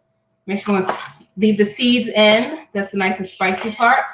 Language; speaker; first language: English; native; English